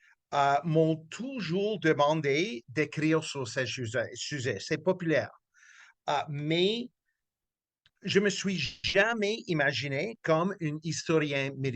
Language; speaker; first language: French; non-native, local second language; English